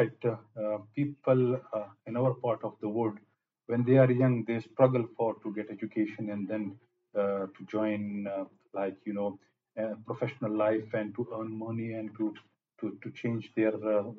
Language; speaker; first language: English; non-native, local second language; Pashto